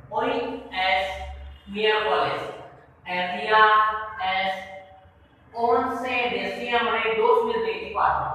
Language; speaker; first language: Spanish; non-native, fluent; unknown